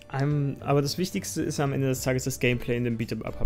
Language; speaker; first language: German; native; German